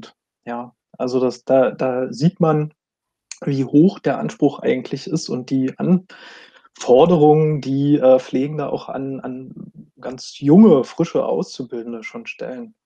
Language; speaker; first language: German; native; German